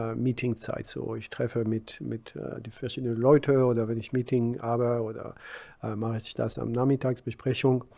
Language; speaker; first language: German; non-native, fluent; French